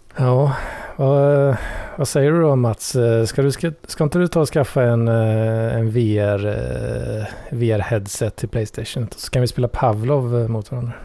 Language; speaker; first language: Swedish; native; Swedish